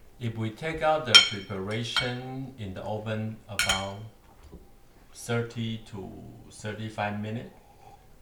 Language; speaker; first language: English; non-native, learner; Chinese